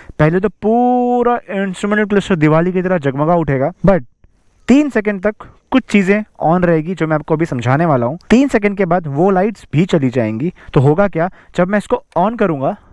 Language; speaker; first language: Hindi; native; Hindi